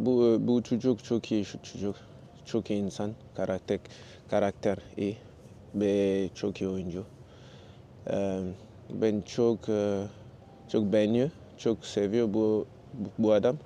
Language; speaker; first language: Turkish; non-native, learner; French